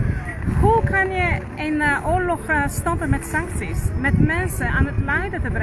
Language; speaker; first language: Dutch; non-native, fluent; Polish